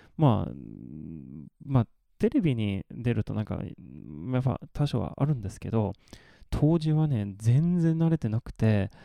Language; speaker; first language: Japanese; non-native, fluent; Swedish